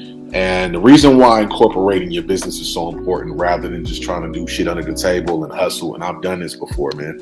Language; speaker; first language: English; native; English